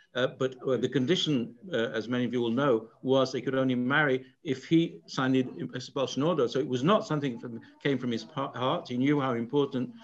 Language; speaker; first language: English; native; English